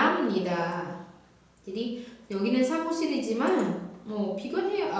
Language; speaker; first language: Korean; non-native, fluent; Indonesian